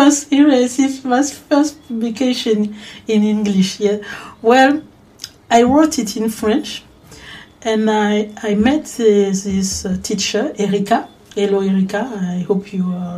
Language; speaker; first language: English; non-native, learner; French